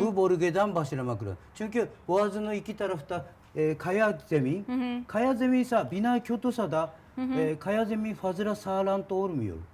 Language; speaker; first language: Turkish; non-native, learner; Japanese